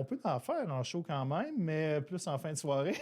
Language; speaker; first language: French; native; French